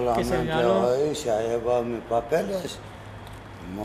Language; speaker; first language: Spanish; non-native, learner; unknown